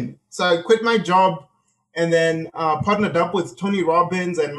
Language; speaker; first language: English; non-native, local second language; Shona